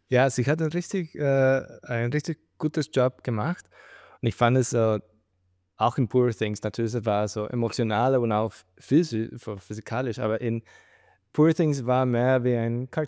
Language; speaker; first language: German; non-native, fluent; Spanish